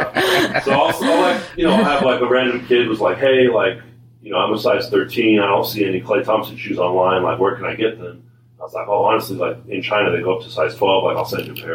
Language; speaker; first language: English; native; English